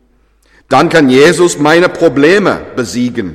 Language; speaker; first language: German; non-native, fluent; English